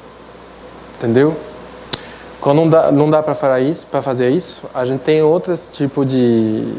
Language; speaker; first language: Portuguese; non-native, fluent; French